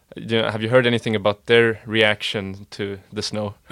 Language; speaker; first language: English; non-native, fluent; Swedish